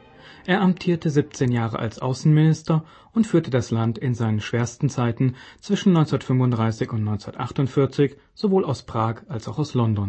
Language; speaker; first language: German; native; German